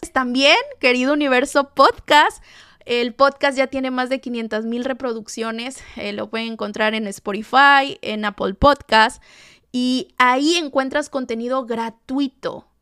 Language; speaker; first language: Spanish; native; Spanish